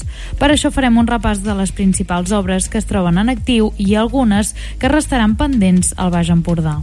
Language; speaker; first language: Catalan; native; Catalan